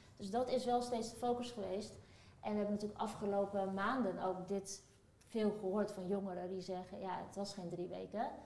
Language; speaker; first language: Dutch; early bilingual, other home language; Turkish